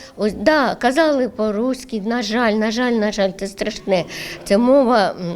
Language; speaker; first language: Ukrainian; non-native, local second language; Russian